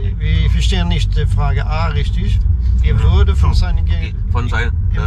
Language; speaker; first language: German; non-native, learner; Swedish